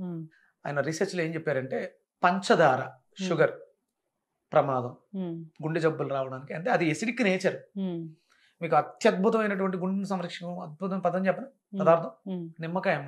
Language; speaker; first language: Telugu; native; Telugu